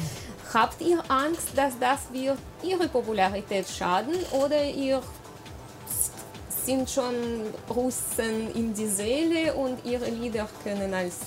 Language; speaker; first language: German; non-native, learner; Russian